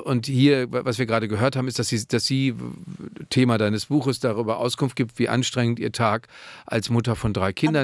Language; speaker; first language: German; native; German